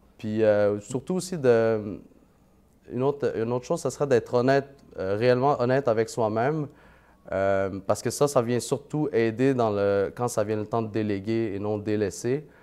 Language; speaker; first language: French; early bilingual, other home language; Vietnamese